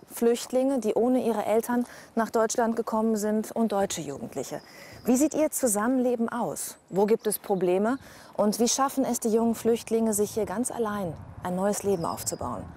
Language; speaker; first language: German; native; German